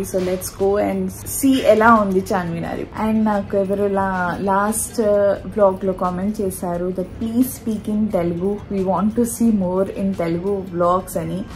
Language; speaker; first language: Telugu; non-native, local second language; Urdu